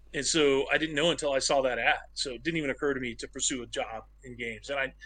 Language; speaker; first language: English; native; English